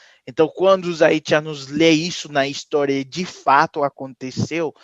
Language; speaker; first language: Portuguese; non-native, fluent; Haitian Creole